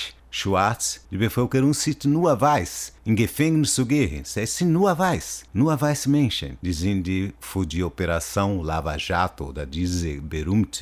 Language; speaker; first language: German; non-native, learner; Portuguese